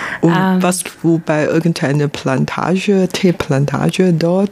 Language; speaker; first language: German; non-native, fluent; Hakka Chinese